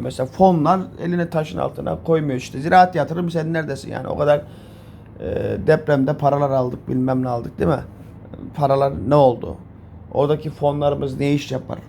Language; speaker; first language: Turkish; native; Turkish